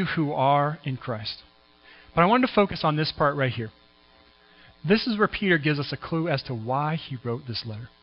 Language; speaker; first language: English; native; English